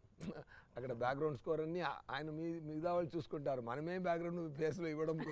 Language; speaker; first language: Telugu; non-native, fluent; Tamil